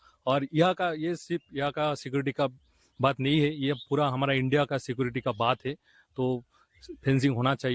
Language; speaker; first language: Hindi; non-native, local second language; Bangla